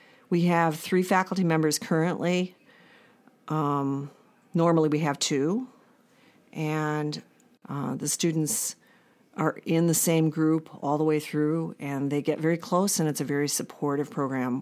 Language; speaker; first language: English; native; English